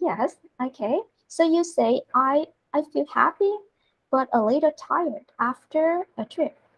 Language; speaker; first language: English; non-native, learner; Vietnamese